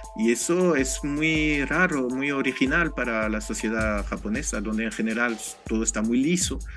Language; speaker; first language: Spanish; non-native, fluent; French